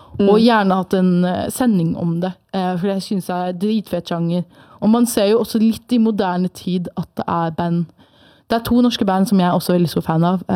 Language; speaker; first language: Norwegian; early bilingual, other home language; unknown